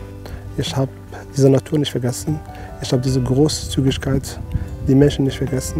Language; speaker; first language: German; non-native, fluent; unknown